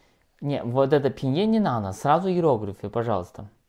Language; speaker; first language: Russian; non-native, learner; Chinese